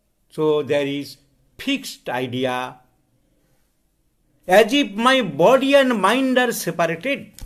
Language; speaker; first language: English; non-native, local second language; Bangla